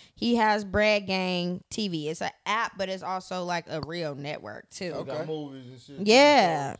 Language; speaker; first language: English; native; English